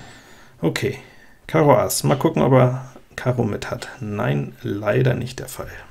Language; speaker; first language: German; native; German